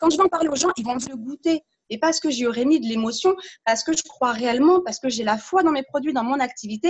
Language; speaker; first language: French; native; French